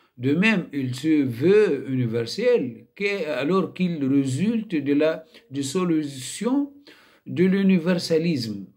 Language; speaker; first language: French; non-native, local second language; Arabic